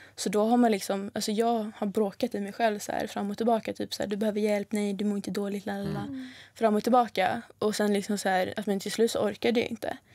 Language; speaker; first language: Swedish; native; Swedish